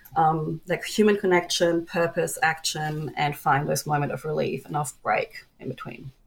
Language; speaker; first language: English; non-native, fluent; German